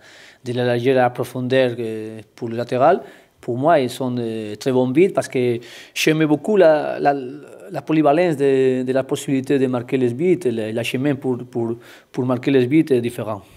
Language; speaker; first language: French; non-native, learner; Spanish